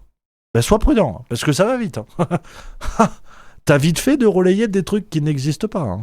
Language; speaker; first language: French; native; French